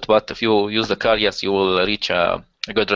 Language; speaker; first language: English; non-native, learner; Arabic